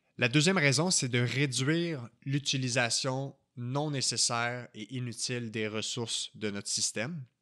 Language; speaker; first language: French; native; French